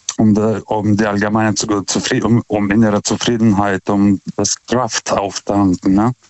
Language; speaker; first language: German; non-native, fluent; Lithuanian